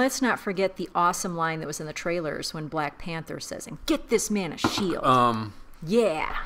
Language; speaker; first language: English; native; English